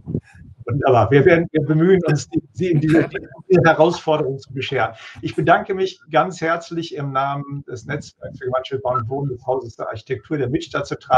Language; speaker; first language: German; native; German